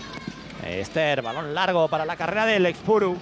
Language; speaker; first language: Spanish; native; Spanish